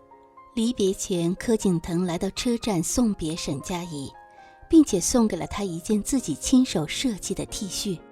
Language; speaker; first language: Chinese; native; Chinese